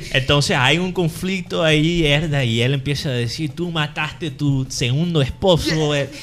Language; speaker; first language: Spanish; non-native, fluent; English